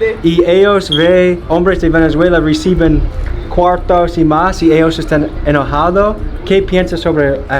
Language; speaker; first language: Spanish; non-native, learner; English